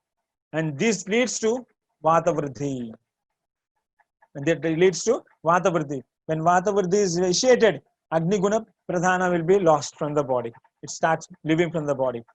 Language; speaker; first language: English; non-native, local second language; Tamil